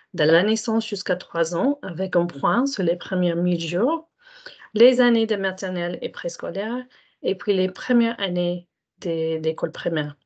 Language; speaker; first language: French; non-native, fluent; English